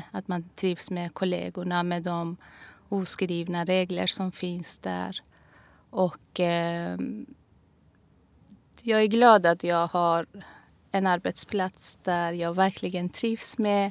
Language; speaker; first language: Swedish; non-native, fluent; Persian